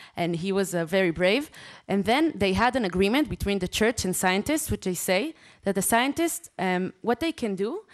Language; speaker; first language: English; non-native, fluent; Hebrew